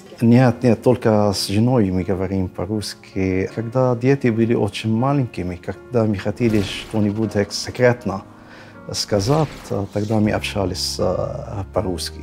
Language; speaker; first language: Russian; non-native, fluent; Arabic